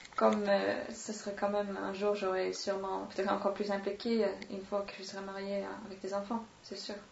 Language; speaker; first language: French; non-native, fluent; Swedish